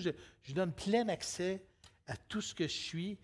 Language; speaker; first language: French; native; French